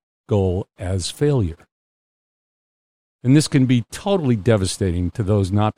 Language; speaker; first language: English; native; English